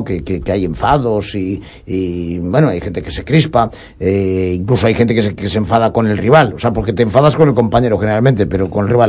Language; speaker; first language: Spanish; native; Spanish